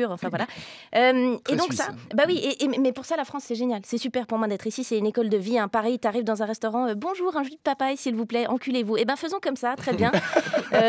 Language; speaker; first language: French; native; French